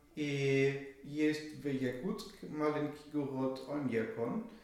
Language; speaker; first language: Russian; non-native, learner; German